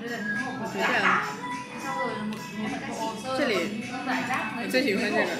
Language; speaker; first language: Chinese; non-native, fluent; Vietnamese